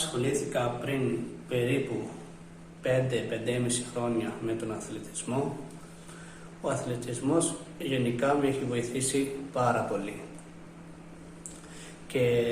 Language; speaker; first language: Greek; non-native, fluent; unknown